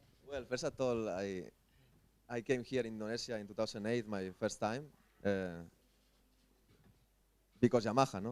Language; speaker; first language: English; non-native, fluent; Spanish